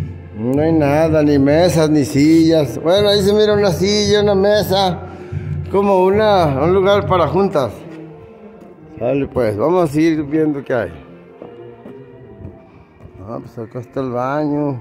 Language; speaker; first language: Spanish; native; Spanish